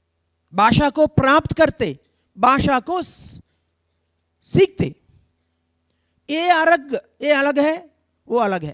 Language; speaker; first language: Hindi; non-native, local second language; Telugu